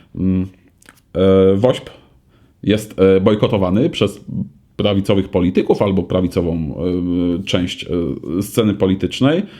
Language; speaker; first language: Polish; native; Polish